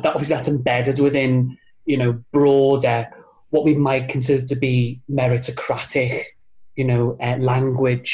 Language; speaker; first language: English; native; English